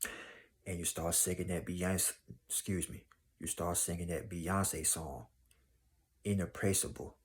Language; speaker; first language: English; native; English